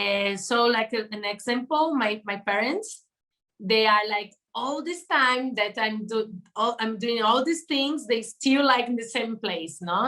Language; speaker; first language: English; non-native, learner; Portuguese